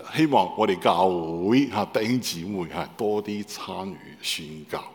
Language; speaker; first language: Cantonese; non-native, fluent; Chinese